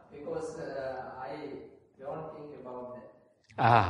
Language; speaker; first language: English; non-native, learner; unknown